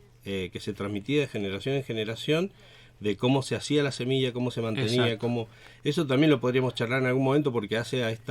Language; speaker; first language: Spanish; native; Spanish